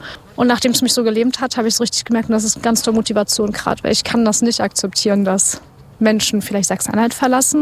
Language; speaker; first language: German; native; German